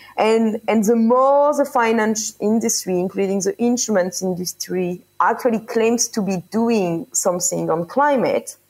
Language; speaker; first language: English; non-native, fluent; French